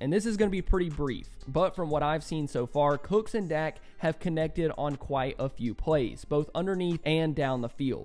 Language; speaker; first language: English; native; English